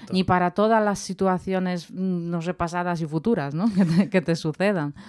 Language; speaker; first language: Spanish; non-native, fluent; Polish